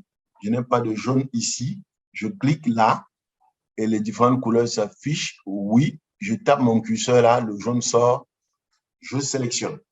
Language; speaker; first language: French; non-native, local second language; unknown